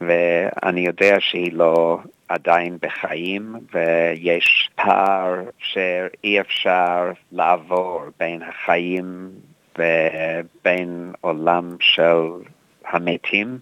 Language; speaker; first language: Hebrew; non-native, fluent; English